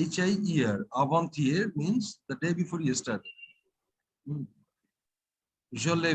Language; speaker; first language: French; non-native, fluent; Bangla